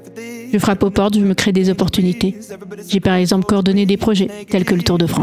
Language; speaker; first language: French; non-native, fluent; Polish